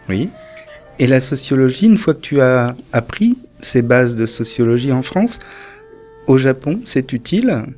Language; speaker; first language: French; native; French